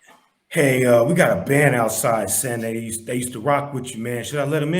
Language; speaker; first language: English; native; English